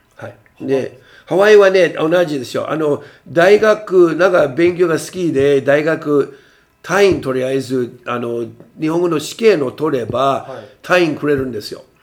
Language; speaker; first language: Japanese; non-native, fluent; English